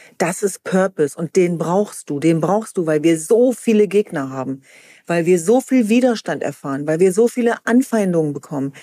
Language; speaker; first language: German; early bilingual, other home language; Kurdish